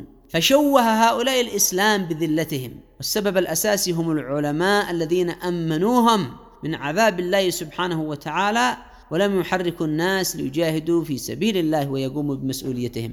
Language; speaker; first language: Arabic; native; Arabic